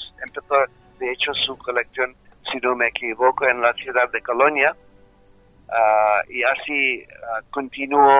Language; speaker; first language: Spanish; non-native, fluent; English